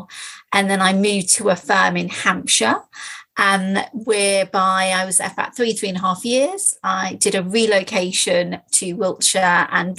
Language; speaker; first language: English; native; English